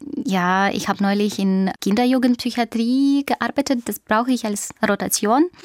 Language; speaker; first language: German; non-native, fluent; Russian